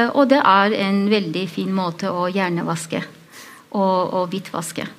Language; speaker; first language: Norwegian; non-native, fluent; Turkish